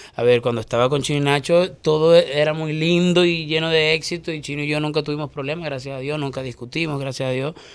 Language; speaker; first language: Spanish; native; Spanish